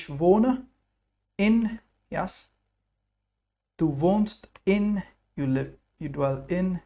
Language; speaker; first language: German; non-native, fluent; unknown